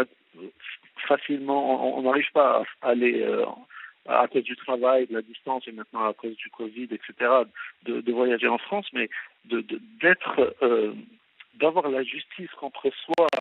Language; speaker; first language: French; non-native, local second language; Arabic